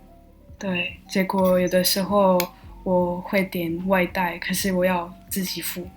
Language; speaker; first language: Chinese; non-native, learner; French